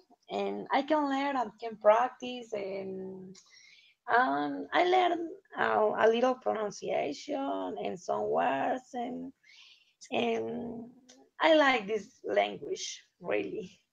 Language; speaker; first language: English; non-native, learner; Spanish